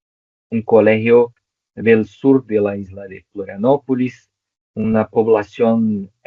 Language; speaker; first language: Spanish; non-native, local second language; Portuguese